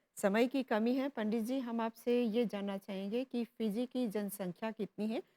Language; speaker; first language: Hindi; non-native, local second language; Morisyen